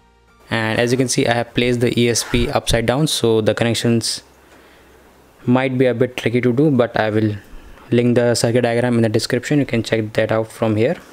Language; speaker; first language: English; non-native, local second language; Hindi